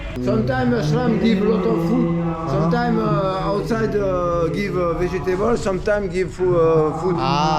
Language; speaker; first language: English; non-native, learner; French